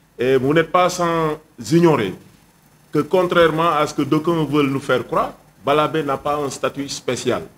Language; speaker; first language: French; non-native, local second language; Wolof